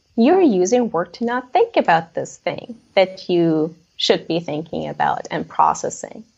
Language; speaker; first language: English; non-native, fluent; German